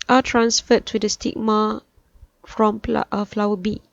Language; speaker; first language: English; non-native, local second language; Malay